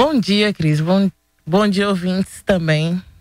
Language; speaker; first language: Portuguese; native; Portuguese